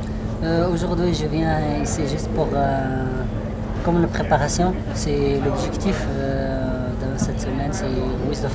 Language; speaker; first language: French; non-native, learner; Arabic